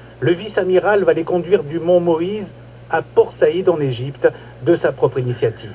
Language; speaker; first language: French; native; French